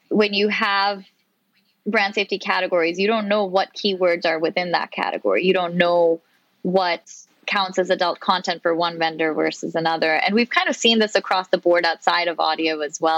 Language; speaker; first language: English; non-native, local second language; Urdu